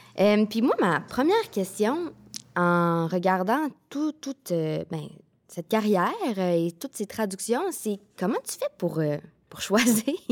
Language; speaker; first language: French; native; French